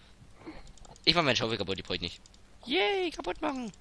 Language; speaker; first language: German; native; German